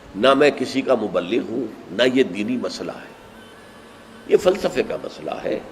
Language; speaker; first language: Urdu; native; Urdu